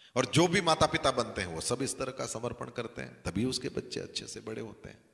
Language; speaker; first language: Hindi; non-native, local second language; Gujarati